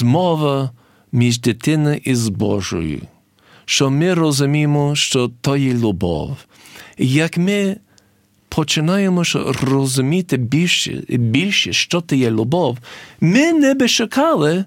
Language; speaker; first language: Ukrainian; early bilingual, heritage; English